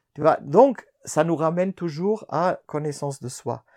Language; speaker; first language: French; non-native, fluent; German